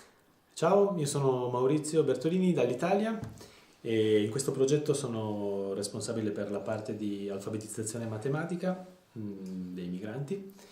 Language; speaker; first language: Italian; native; Italian